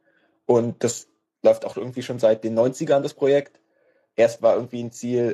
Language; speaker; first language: German; native; German